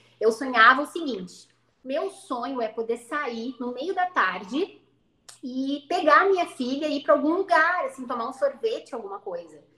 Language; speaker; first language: Portuguese; native; Portuguese